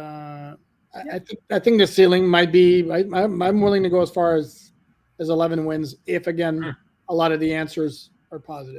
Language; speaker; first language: English; native; English